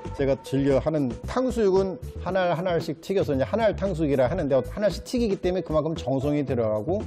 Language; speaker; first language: Korean; native; Korean